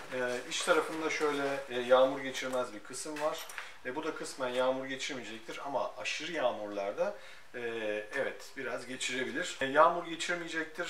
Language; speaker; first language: Turkish; native; Turkish